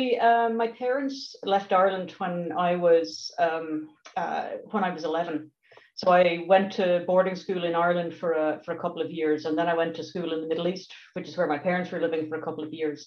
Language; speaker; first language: English; native; English